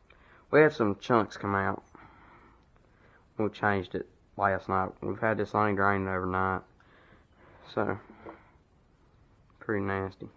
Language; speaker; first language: English; native; English